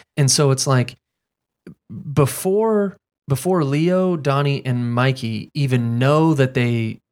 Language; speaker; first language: English; native; English